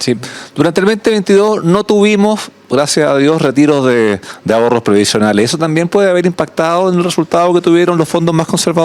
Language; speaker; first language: Spanish; native; Spanish